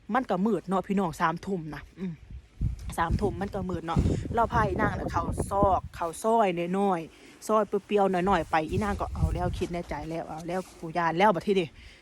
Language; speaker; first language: Thai; native; Thai